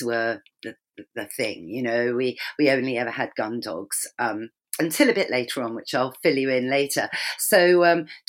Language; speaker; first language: English; native; English